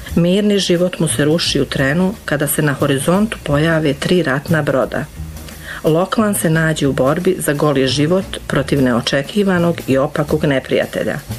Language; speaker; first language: Bosnian; native; Bosnian